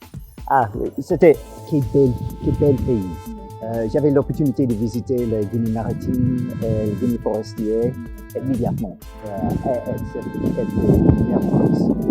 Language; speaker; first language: French; non-native, fluent; English